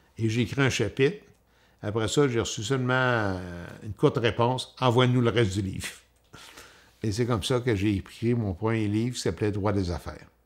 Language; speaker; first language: French; native; French